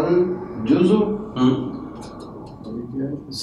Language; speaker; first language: Arabic; non-native, learner; Urdu